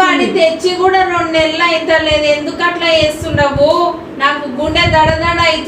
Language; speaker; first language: Telugu; native; Telugu